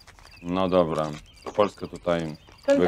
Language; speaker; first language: Polish; non-native, learner; Russian